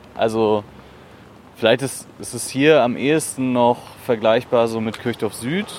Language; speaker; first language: German; native; German